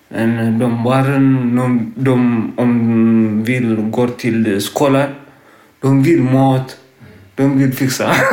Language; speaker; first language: Swedish; non-native, learner; Tigrinya